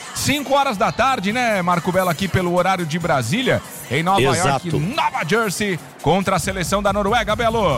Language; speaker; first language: Portuguese; native; Portuguese